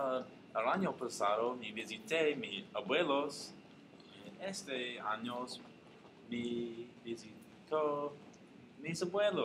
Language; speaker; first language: Spanish; non-native, learner; English